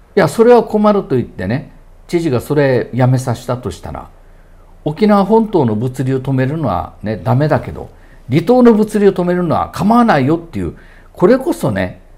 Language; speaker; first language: Japanese; native; Japanese